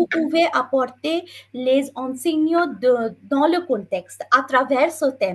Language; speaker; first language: French; non-native, fluent; Bangla